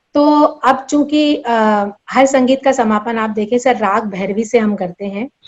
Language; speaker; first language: Hindi; non-native, local second language; Marathi